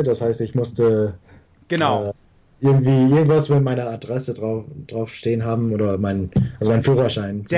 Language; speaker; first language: German; early bilingual, heritage; English